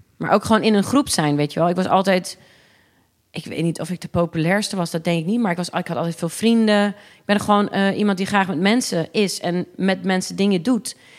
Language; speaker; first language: Dutch; early bilingual, other home language; English